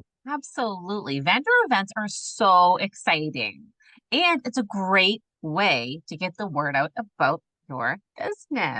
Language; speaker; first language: English; native; English